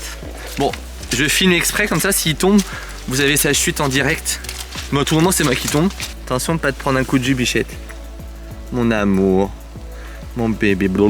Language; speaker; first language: French; native; French